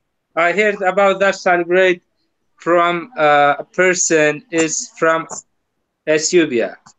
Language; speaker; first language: English; non-native, learner; Kurdish